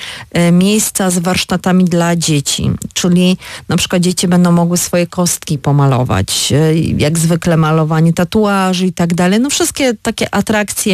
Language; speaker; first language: Polish; native; Polish